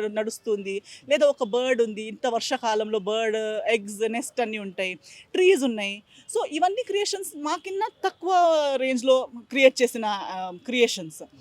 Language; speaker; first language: Telugu; non-native, fluent; Konkani